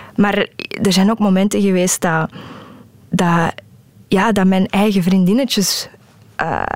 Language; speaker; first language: Dutch; native; Dutch